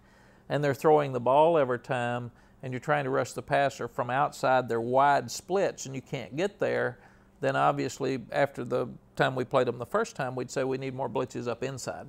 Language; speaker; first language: English; native; English